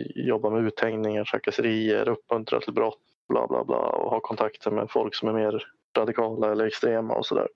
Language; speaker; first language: Swedish; native; Swedish